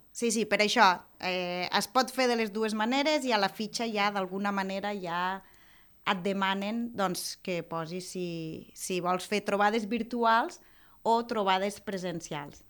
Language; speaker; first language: Catalan; native; Catalan